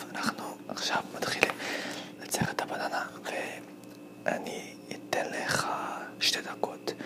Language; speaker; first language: Hebrew; non-native, fluent; English